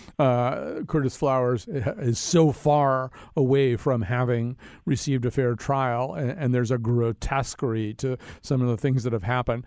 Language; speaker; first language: English; native; English